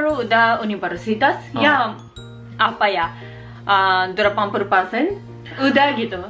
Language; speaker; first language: Indonesian; non-native, learner; Japanese